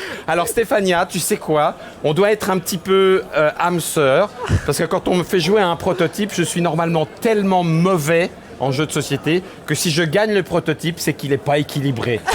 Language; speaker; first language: French; native; French